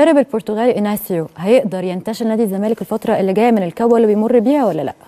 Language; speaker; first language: Arabic; native; Arabic